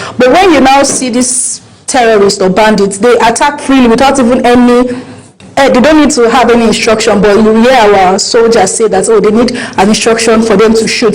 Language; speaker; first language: English; non-native, local second language; Yoruba